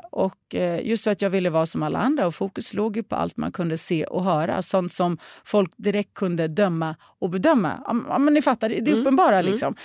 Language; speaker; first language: Swedish; early bilingual, other home language; Russian